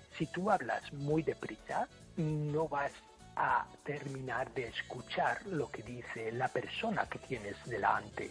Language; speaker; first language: Spanish; non-native, fluent; English